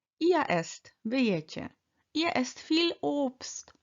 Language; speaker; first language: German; non-native, fluent; Polish